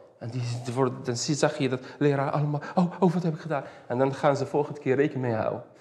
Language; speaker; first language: Dutch; early bilingual, other home language; Riffian